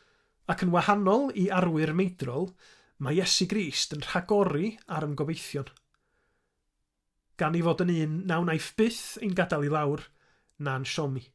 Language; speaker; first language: Welsh; native; Welsh